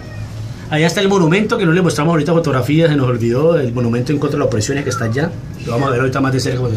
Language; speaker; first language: Spanish; native; Spanish